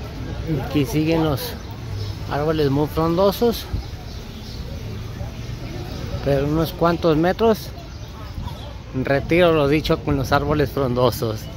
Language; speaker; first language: Spanish; native; Spanish